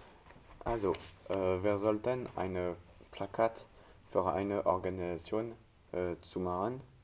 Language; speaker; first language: German; non-native, learner; French